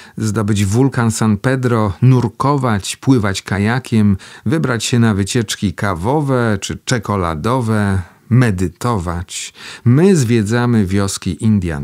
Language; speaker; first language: Polish; native; Polish